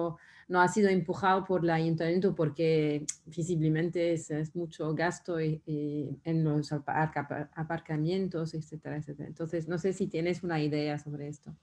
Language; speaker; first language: Spanish; non-native, fluent; French